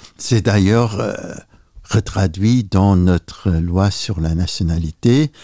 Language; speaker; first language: French; non-native, local second language; Luxembourgish